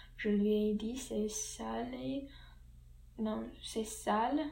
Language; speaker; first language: French; non-native, learner; English